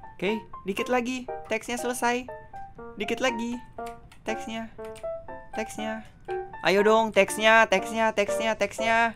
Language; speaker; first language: Indonesian; native; Indonesian